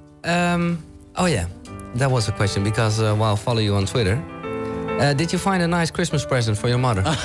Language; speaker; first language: English; non-native, fluent; Dutch